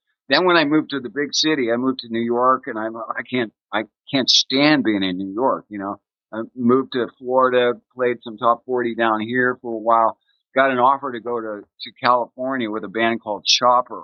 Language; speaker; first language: English; native; English